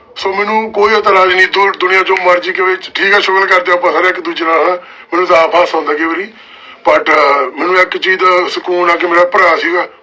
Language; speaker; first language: Punjabi; early bilingual, heritage; Punjabi